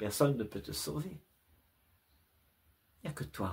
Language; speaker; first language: French; native; French